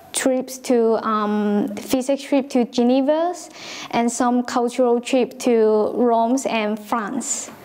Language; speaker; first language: English; non-native, local second language; Cantonese